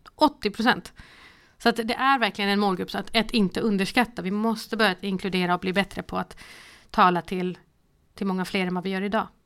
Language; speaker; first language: Swedish; early bilingual, other home language; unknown